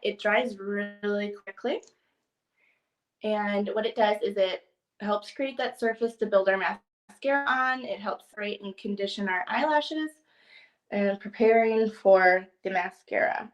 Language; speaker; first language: English; native; English